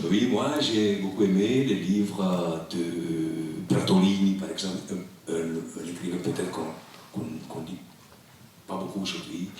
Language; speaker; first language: French; non-native, local second language; Italian